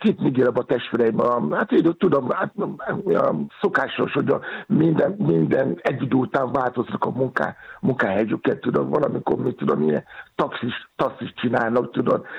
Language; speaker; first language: Hungarian; non-native, fluent; Yoruba